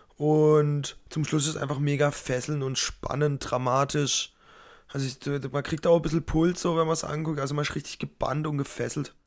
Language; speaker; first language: German; native; German